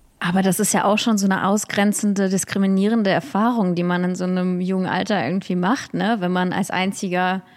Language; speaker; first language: German; early bilingual, other home language; Russian